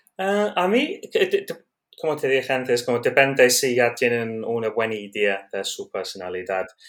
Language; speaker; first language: Spanish; non-native, learner; English